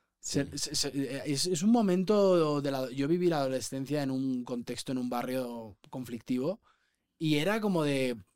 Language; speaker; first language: Spanish; native; Spanish